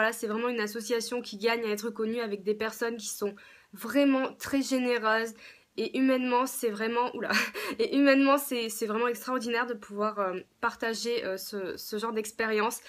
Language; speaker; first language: French; native; French